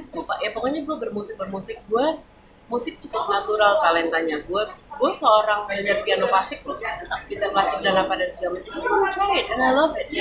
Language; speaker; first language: Indonesian; early bilingual, other home language; German